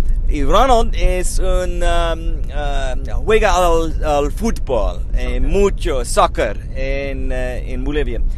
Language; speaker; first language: Spanish; non-native, learner; English